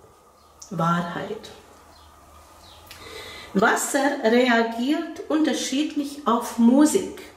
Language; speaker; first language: German; non-native, fluent; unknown